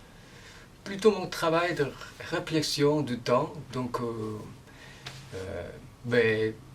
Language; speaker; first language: French; non-native, learner; Korean